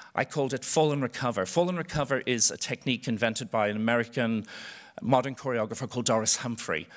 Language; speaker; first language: English; native; English